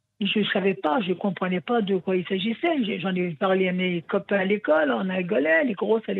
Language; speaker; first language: French; non-native, local second language; Yiddish